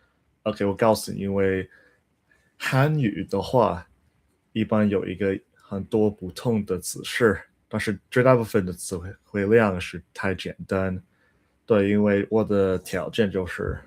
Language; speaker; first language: Chinese; non-native, learner; English